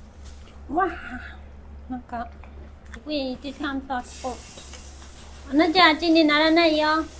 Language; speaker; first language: Japanese; non-native, fluent; Mongolian